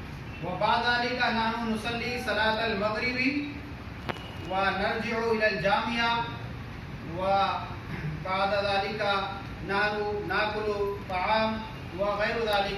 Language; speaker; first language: Arabic; non-native, fluent; Urdu